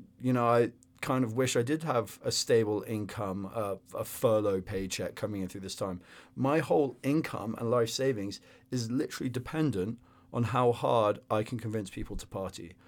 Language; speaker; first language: English; native; English